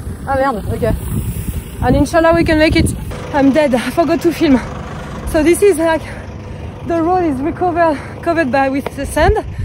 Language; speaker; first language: English; non-native, fluent; French